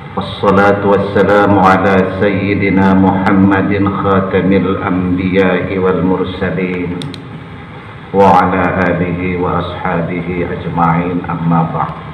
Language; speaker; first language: Malay; non-native, local second language; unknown